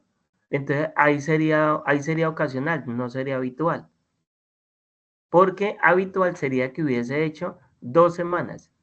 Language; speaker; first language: Spanish; native; Spanish